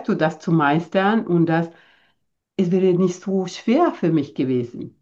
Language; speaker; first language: German; non-native, fluent; Spanish